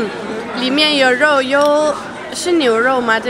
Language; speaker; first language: Chinese; non-native, fluent; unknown